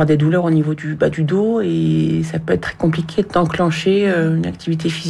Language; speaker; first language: French; native; French